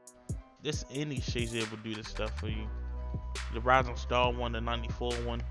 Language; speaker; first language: English; native; English